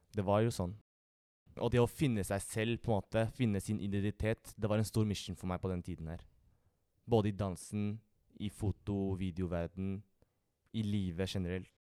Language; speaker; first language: Norwegian; early bilingual, other home language; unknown